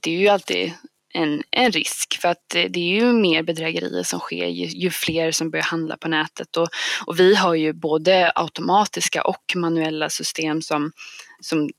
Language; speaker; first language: Swedish; native; Swedish